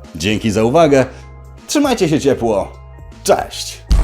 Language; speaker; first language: Polish; native; Polish